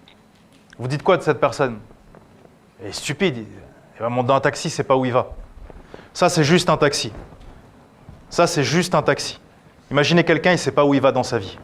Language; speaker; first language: French; native; French